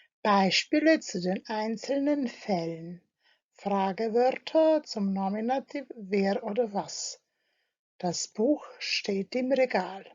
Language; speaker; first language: German; non-native, fluent; Croatian